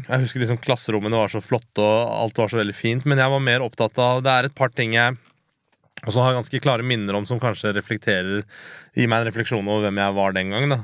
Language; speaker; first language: Norwegian; early bilingual, other home language; Persian